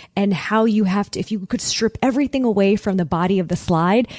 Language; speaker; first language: English; native; English